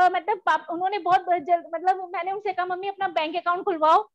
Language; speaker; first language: Hindi; native; Hindi